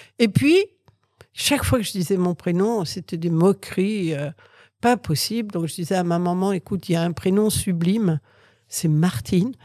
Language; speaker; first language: French; early bilingual, other home language; Catalan